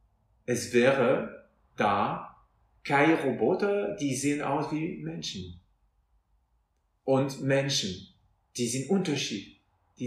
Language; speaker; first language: German; non-native, fluent; French